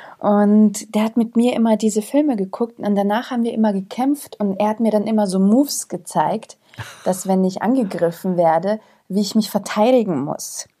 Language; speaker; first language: German; early bilingual, other home language; Croatian